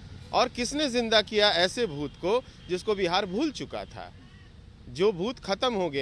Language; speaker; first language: Hindi; native; Hindi